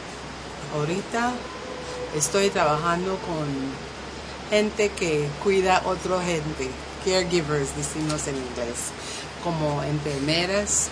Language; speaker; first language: Spanish; non-native, local second language; English